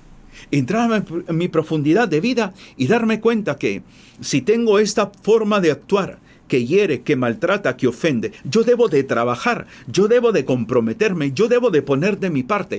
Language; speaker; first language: Spanish; native; Spanish